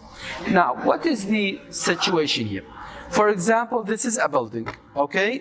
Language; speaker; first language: English; non-native, fluent; Arabic